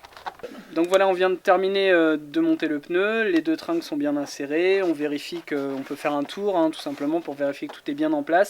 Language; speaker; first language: French; native; French